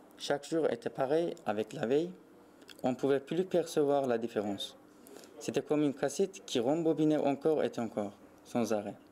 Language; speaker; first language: French; non-native, learner; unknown